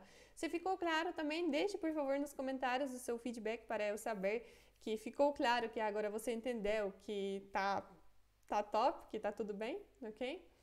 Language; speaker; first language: Portuguese; non-native, fluent; Polish